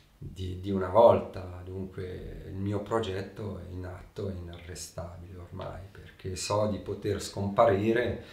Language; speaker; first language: Italian; early bilingual, heritage; Italian